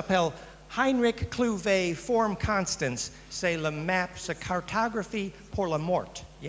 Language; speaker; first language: French; non-native, learner; English